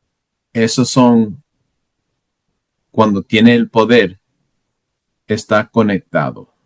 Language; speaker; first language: Spanish; non-native, learner; English